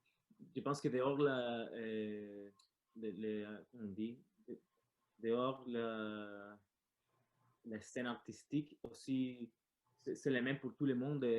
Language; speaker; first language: French; non-native, learner; Spanish